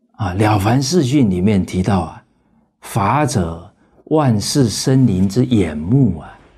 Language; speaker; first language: Chinese; native; Chinese